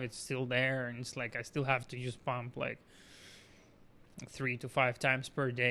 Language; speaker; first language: English; non-native, fluent; Russian